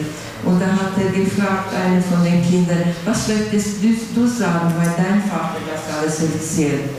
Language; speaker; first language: German; non-native, fluent; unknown